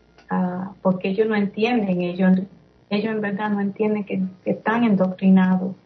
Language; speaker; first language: Spanish; early bilingual, heritage; English